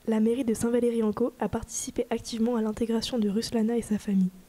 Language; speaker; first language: French; native; French